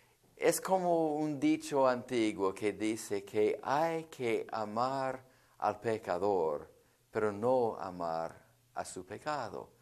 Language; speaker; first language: Spanish; non-native, fluent; English